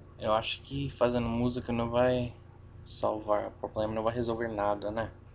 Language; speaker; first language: Portuguese; non-native, fluent; English